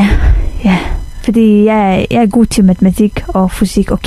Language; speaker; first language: Danish; non-native, fluent; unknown